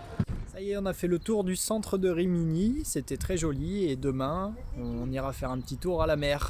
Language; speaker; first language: French; native; French